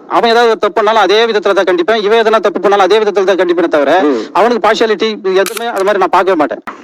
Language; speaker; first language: Tamil; non-native, local second language; Telugu